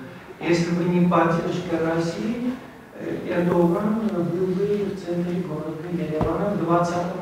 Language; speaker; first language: Russian; non-native, local second language; Armenian